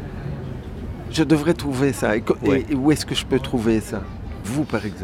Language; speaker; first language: French; native; French